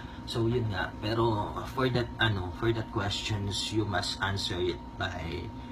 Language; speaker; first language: English; non-native, local second language; Filipino